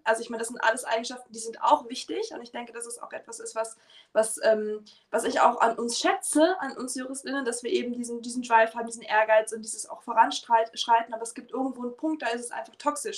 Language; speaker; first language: German; native; German